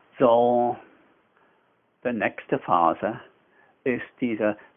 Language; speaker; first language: German; non-native, fluent; English